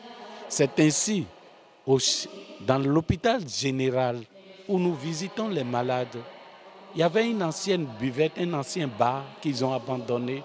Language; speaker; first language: French; non-native, local second language; Fon